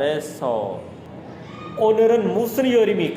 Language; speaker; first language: Korean; non-native, fluent; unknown